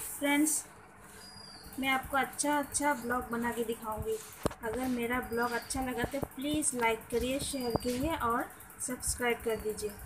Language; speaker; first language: Hindi; non-native, local second language; Assamese